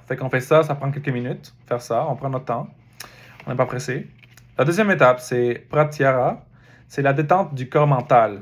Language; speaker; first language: French; native; French